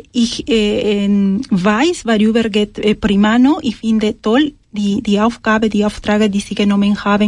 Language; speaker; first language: German; non-native, fluent; Spanish